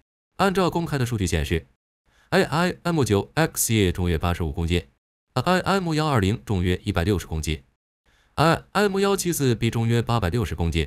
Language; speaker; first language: Chinese; native; Chinese